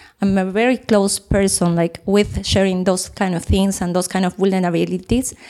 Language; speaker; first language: English; non-native, fluent; Spanish